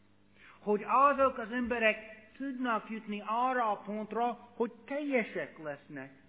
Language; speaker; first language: Hungarian; non-native, fluent; English